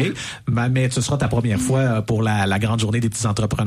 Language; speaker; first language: French; native; French